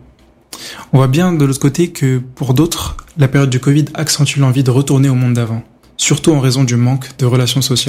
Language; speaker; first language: French; native; French